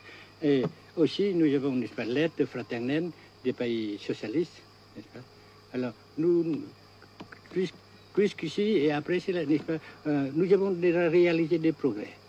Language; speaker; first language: French; non-native, fluent; Vietnamese